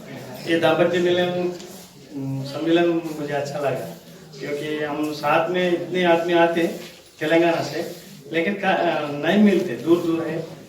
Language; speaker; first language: Hindi; non-native, local second language; Telugu